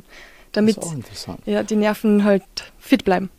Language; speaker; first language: German; native; German